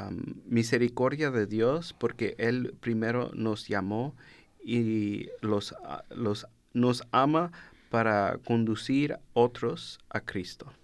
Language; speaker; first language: Spanish; early bilingual, heritage; Spanish